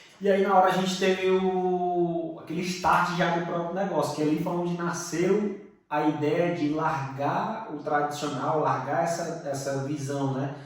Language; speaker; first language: Portuguese; native; Portuguese